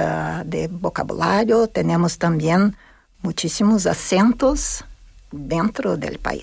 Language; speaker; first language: Spanish; non-native, fluent; Portuguese